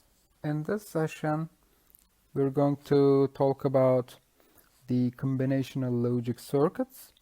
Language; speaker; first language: English; non-native, fluent; Turkish